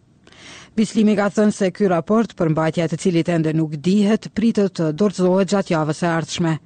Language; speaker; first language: Albanian; native; Albanian